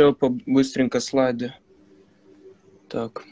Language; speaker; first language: Russian; native; Russian